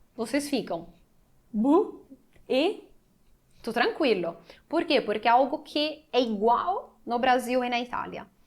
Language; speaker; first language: Portuguese; non-native, fluent; Italian